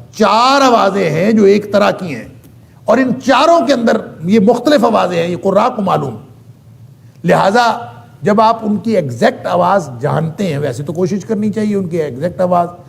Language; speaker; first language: Urdu; non-native, local second language; Punjabi